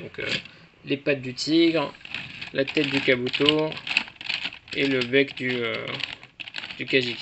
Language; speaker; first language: French; native; French